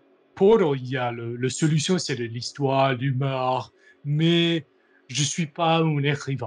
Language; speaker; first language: French; non-native, learner; English